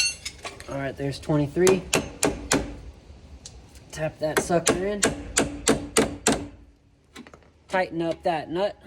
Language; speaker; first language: English; native; English